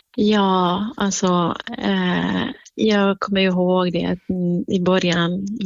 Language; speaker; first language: Swedish; non-native, fluent; Kurdish